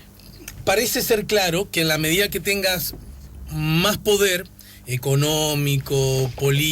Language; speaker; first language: Spanish; native; Spanish